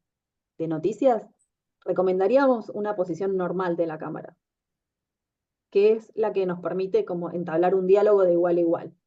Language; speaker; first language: Spanish; native; Spanish